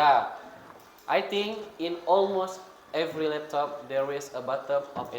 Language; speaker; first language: English; non-native, fluent; Indonesian